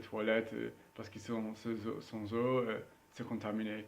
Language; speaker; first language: French; non-native, learner; Spanish